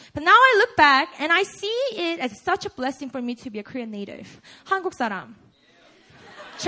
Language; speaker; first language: English; non-native, fluent; Korean